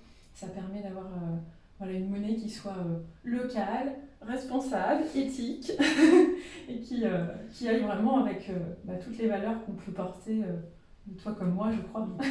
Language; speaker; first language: French; native; French